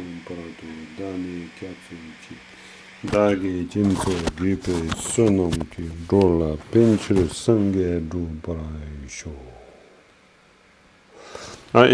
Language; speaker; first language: French; native; French